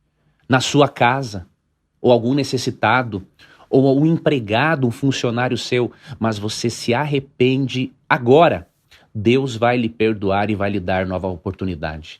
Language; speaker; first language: Portuguese; native; Portuguese